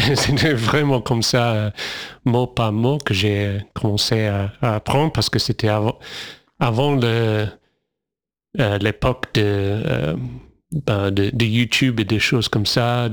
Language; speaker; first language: French; non-native, fluent; English